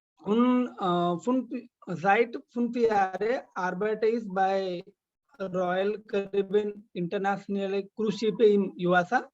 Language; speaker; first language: German; non-native, learner; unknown